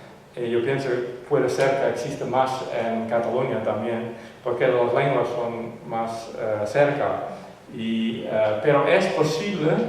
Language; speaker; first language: Spanish; non-native, fluent; Western Frisian